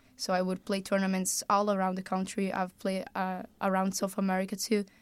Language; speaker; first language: English; non-native, fluent; Portuguese